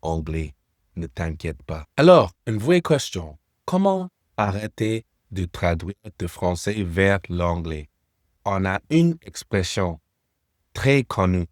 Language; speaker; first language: French; non-native, fluent; English